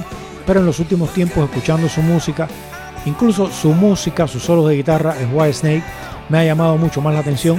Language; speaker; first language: Spanish; native; Spanish